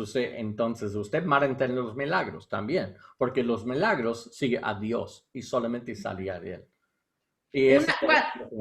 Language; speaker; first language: Spanish; non-native, learner; English